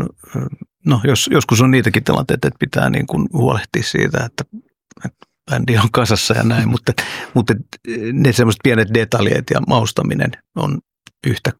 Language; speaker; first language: Finnish; early bilingual, other home language; Oromo